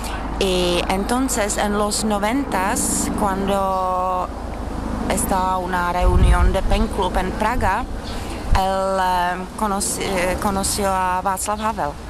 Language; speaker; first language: Spanish; non-native, fluent; Czech